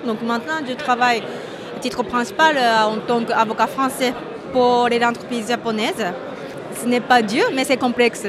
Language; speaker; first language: French; non-native, fluent; Japanese